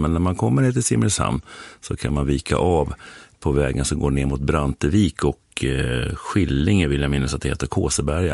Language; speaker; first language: Swedish; native; Swedish